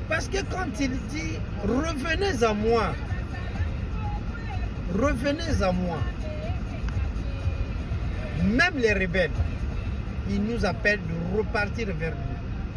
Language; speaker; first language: French; non-native, local second language; Kongo